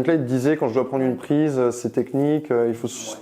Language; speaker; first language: French; native; French